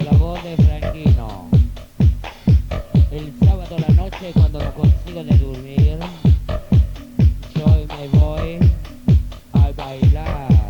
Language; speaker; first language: Spanish; non-native, learner; Italian